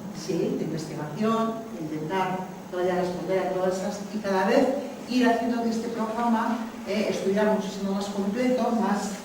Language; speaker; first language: Spanish; native; Spanish